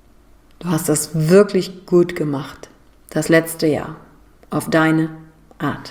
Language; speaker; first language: German; native; German